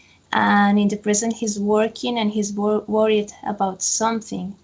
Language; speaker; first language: English; non-native, fluent; Spanish